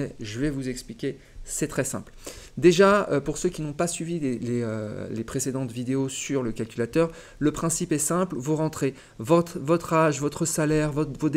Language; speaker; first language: French; native; French